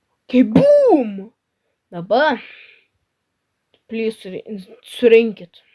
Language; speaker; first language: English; non-native, learner; Lithuanian